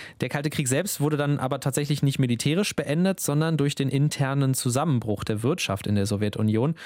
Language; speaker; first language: German; native; German